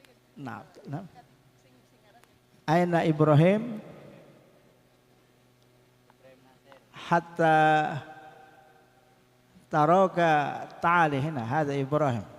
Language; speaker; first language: Arabic; non-native, fluent; Indonesian